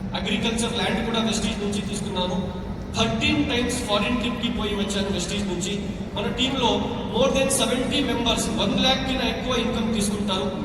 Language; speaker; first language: Telugu; non-native, local second language; Urdu